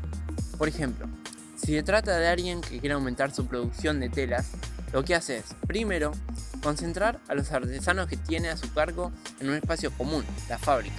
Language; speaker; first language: Spanish; native; Spanish